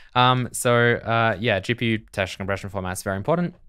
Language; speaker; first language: English; native; English